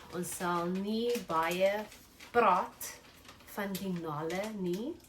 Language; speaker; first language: Afrikaans; non-native, learner; English